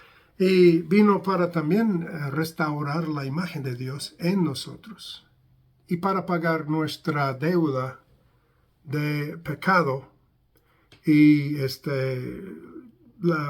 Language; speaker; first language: Spanish; non-native, fluent; English